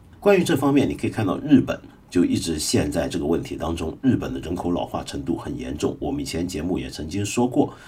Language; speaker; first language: Chinese; non-native, local second language; Cantonese